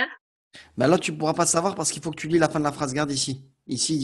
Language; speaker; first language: French; native; French